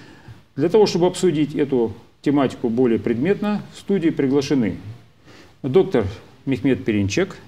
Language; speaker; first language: Russian; native; Russian